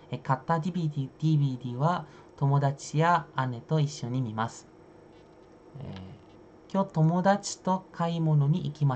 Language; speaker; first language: Japanese; non-native, fluent; Indonesian